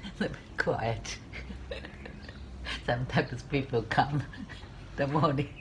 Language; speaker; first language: English; non-native, learner; Japanese